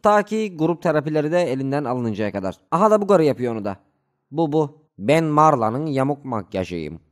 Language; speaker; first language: Turkish; native; Turkish